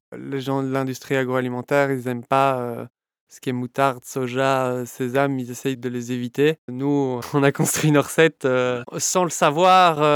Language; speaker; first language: French; native; French